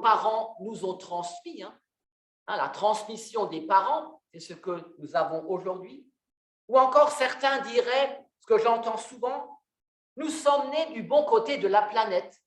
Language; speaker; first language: French; native; French